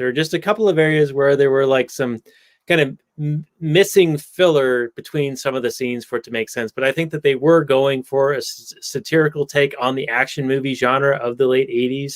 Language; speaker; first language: English; native; English